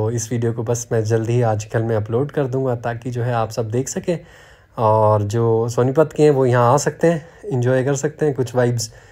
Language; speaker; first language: Hindi; native; Hindi